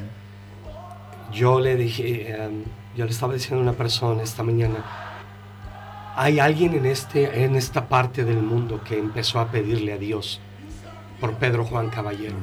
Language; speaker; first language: Spanish; native; Spanish